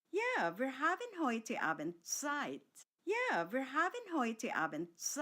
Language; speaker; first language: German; non-native, fluent; Filipino